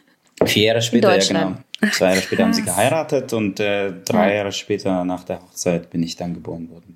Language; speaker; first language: German; early bilingual, other home language; Russian